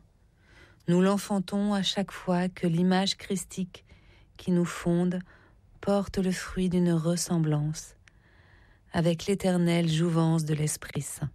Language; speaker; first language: French; native; French